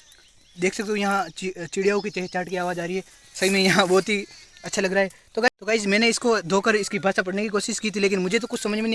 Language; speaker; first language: Hindi; non-native, local second language; Rajasthani